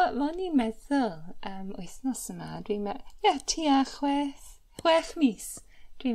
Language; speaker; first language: Welsh; non-native, learner; English